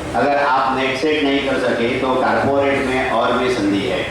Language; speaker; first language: Hindi; non-native, local second language; Marathi